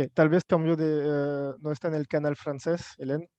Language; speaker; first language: Spanish; non-native, fluent; French